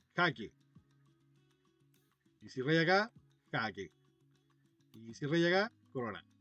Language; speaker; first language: Spanish; native; Spanish